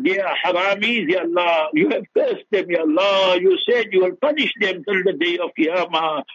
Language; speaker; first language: English; early bilingual, other home language; Urdu